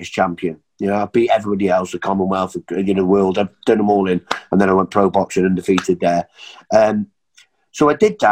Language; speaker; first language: English; native; English